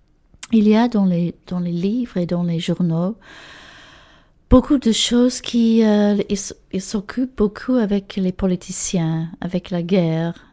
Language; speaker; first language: French; non-native, learner; English